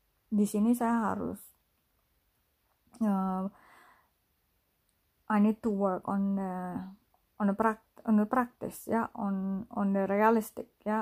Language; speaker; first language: English; non-native, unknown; Indonesian